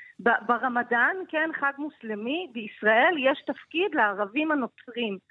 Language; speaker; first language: Hebrew; native; Hebrew